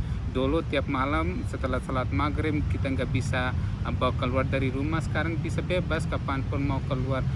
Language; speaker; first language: Indonesian; non-native, fluent; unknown